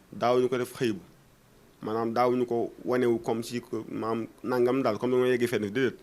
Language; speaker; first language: Wolof; non-native, local second language; Fula